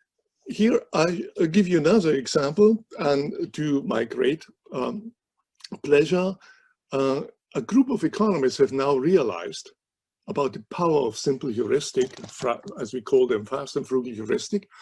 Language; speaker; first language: English; non-native, fluent; German